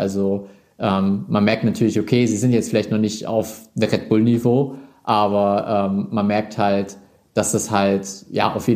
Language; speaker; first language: German; native; German